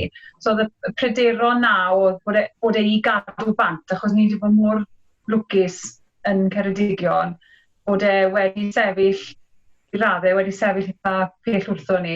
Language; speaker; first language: Welsh; native; Welsh